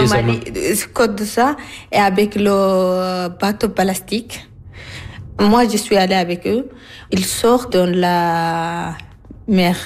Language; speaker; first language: French; non-native, learner; Arabic